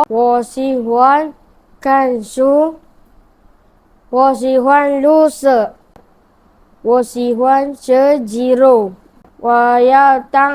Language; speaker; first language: Chinese; non-native, learner; Malay